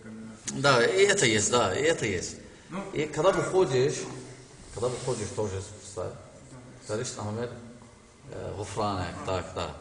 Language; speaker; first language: Russian; non-native, learner; Azerbaijani